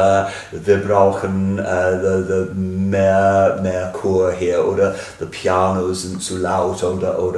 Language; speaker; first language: German; non-native, fluent; English